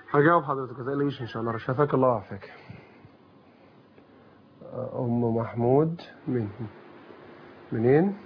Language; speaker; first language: Arabic; native; Arabic